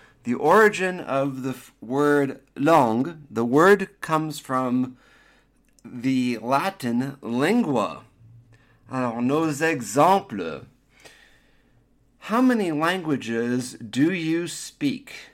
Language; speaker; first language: English; native; English